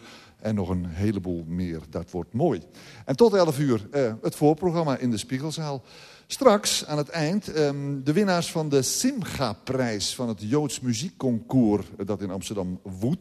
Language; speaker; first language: Dutch; native; Dutch